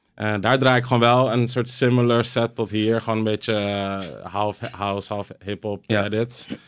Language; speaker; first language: Dutch; early bilingual, other home language; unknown